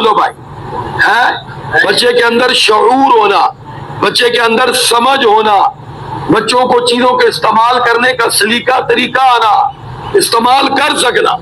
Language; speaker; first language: Urdu; native; Urdu